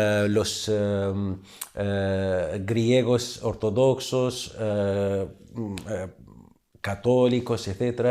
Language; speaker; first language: Spanish; non-native, fluent; Arabic